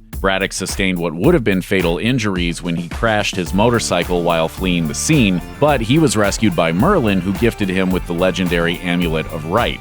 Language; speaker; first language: English; native; English